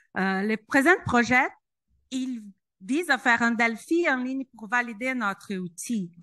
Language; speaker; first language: French; non-native, fluent; Portuguese